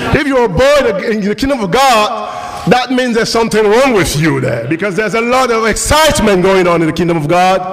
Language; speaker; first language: English; non-native, local second language; French